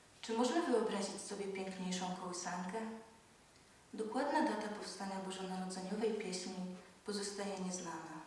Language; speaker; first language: Polish; native; Polish